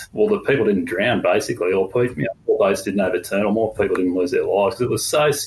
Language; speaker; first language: English; native; English